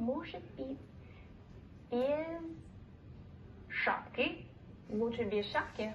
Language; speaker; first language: Russian; non-native, fluent; English